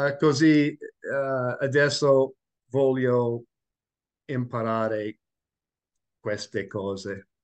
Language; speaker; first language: Italian; non-native, learner; English